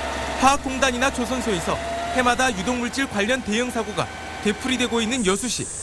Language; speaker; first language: Korean; native; Korean